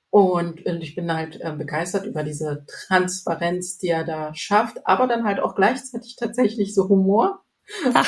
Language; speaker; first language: German; non-native, fluent; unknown